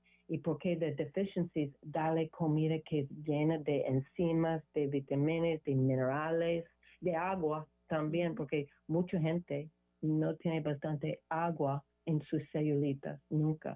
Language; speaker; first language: Spanish; non-native, learner; English